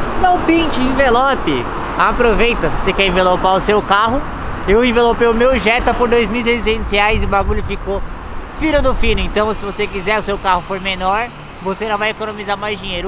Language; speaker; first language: Portuguese; native; Portuguese